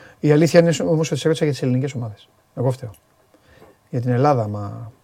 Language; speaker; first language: Greek; native; Greek